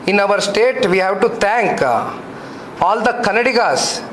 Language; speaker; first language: English; non-native, local second language; Kannada